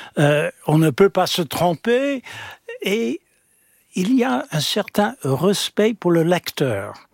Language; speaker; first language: French; non-native, fluent; English